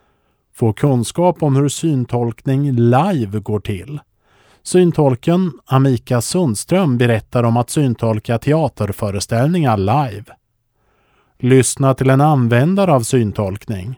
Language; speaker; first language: Swedish; native; Swedish